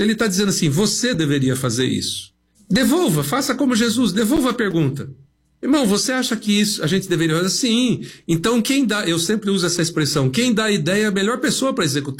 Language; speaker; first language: Portuguese; native; Portuguese